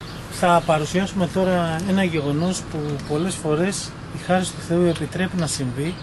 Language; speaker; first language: Greek; native; Greek